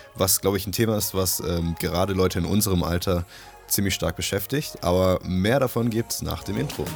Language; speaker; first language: German; early bilingual, other home language; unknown